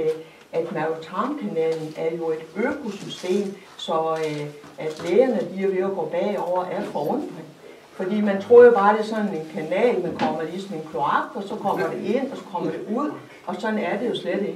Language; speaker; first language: Danish; native; Danish